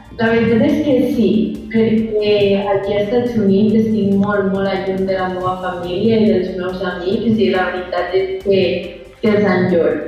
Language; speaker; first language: Catalan; native; Catalan